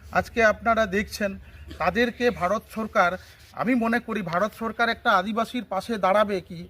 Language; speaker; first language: Bangla; non-native, local second language; Santali